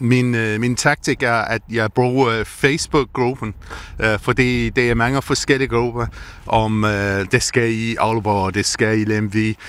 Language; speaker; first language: Danish; non-native, fluent; English